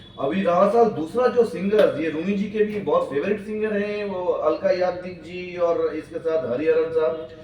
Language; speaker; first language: Hindi; non-native, local second language; Bangla